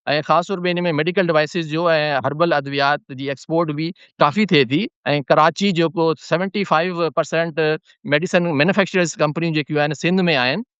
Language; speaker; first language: Sindhi; non-native, local second language; Urdu